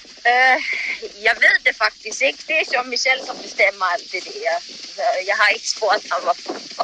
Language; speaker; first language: Danish; non-native, fluent; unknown